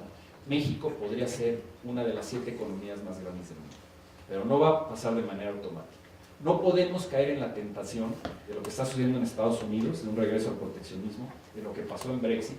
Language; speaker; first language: Spanish; native; Spanish